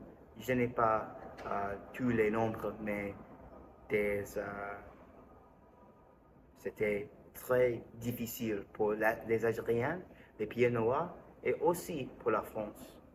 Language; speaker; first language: French; non-native, learner; English